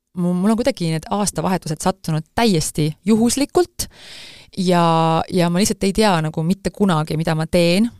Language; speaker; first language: Estonian; native; Estonian